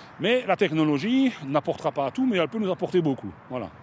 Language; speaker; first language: French; native; French